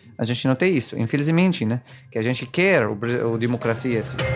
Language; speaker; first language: Portuguese; non-native, fluent; Arabic